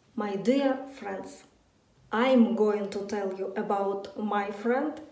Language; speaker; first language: English; non-native, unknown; Russian